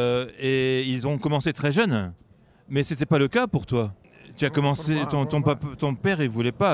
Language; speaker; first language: French; native; French